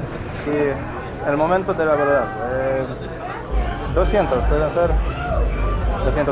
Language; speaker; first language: Spanish; non-native, fluent; English